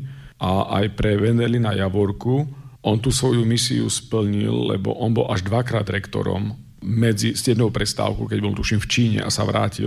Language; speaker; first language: Slovak; native; Slovak